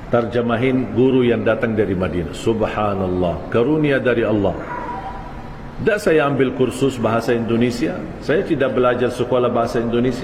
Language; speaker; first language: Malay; non-native, fluent; Arabic